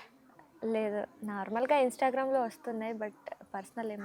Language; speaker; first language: Telugu; non-native, learner; Kannada